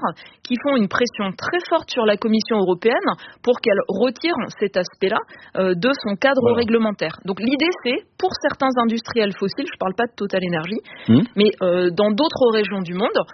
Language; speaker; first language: French; native; French